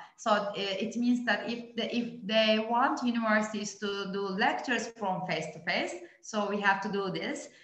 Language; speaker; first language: English; non-native, fluent; Turkish